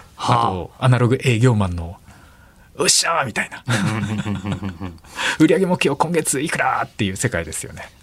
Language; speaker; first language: Japanese; native; Japanese